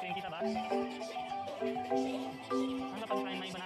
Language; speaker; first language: Filipino; non-native, learner; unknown